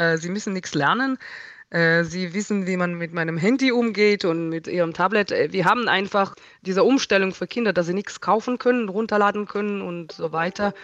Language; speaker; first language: German; non-native, fluent; Hebrew